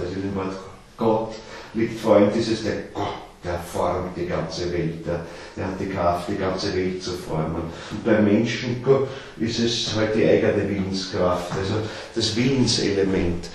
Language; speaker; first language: German; native; German